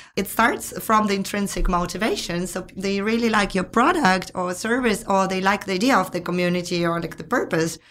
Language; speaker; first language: English; non-native, fluent; Ukrainian